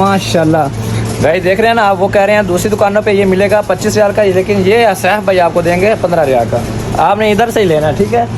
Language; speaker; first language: Hindi; native; Hindi